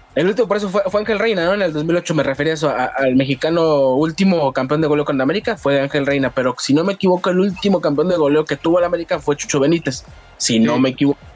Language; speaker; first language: Spanish; native; Spanish